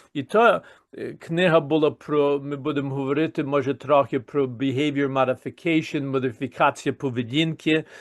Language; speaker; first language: Ukrainian; early bilingual, heritage; Ukrainian